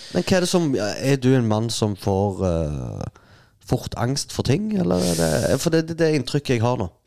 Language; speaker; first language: Norwegian; non-native, fluent; Arabic